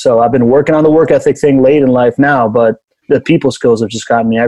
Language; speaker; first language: English; early bilingual, other home language; Spanish